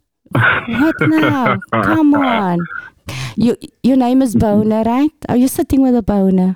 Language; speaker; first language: English; non-native, local second language; Afrikaans